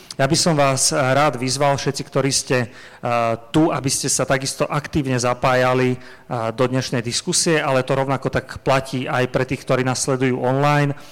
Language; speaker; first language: Slovak; native; Slovak